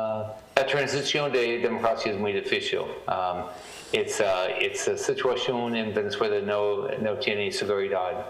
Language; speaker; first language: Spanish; non-native, learner; English